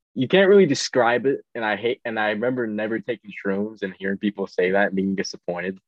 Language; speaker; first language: English; native; English